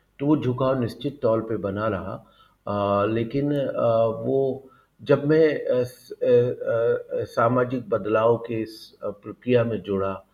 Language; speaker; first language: Hindi; native; Hindi